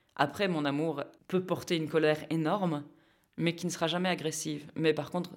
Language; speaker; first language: French; native; French